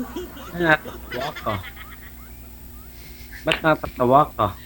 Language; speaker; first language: Filipino; non-native, local second language; Cebuano